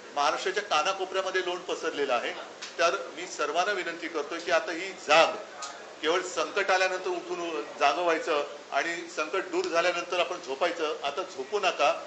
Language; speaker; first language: Marathi; native; Marathi